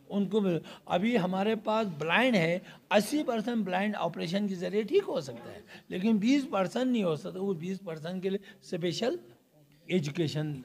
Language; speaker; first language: Urdu; non-native, local second language; Balti